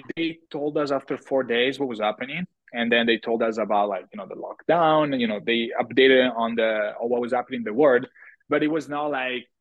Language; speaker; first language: English; non-native, fluent; Italian